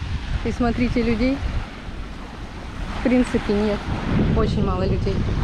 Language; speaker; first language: Russian; native; Russian